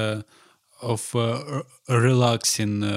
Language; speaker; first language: English; non-native, learner; Ukrainian